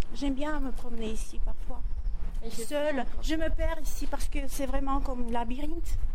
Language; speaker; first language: French; non-native, fluent; Azerbaijani